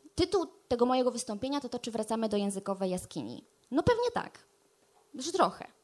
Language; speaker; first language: Polish; native; Polish